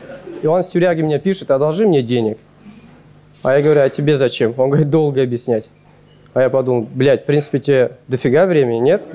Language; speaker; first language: Russian; native; Russian